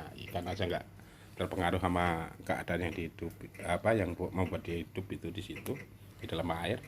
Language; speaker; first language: Indonesian; native; Indonesian